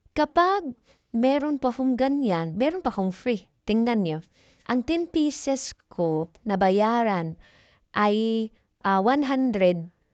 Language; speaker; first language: Filipino; non-native, local second language; Cebuano